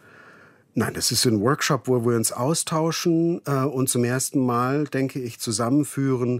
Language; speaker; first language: German; native; German